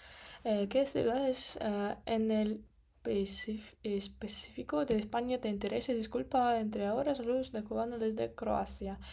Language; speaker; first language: Spanish; non-native, fluent; Russian